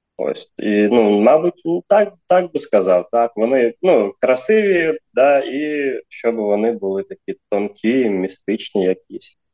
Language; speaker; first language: Ukrainian; non-native, local second language; Crimean Tatar